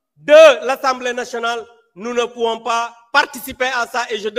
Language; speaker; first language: French; non-native, local second language; Wolof